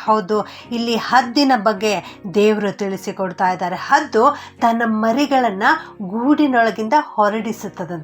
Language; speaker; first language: Kannada; native; Kannada